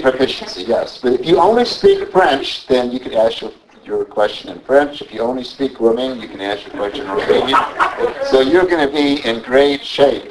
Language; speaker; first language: English; native; English